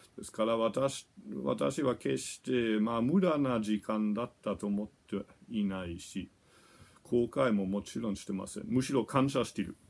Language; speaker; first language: Japanese; non-native, fluent; German